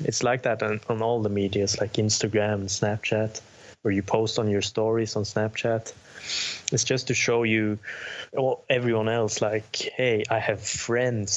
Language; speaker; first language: English; non-native, fluent; Norwegian